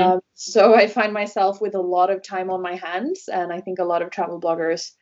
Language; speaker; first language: English; non-native, fluent; Norwegian